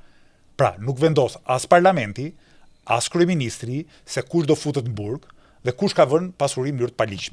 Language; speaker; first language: Albanian; native; Albanian